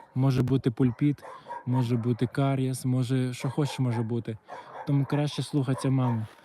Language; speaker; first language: Ukrainian; non-native, local second language; Russian